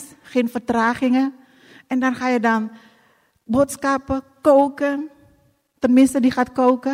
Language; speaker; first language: Dutch; non-native, fluent; Indonesian